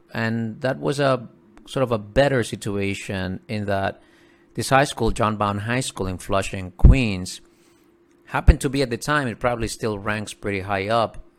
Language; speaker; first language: English; early bilingual, other home language; Spanish